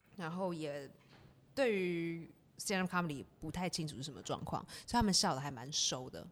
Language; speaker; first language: Chinese; native; Chinese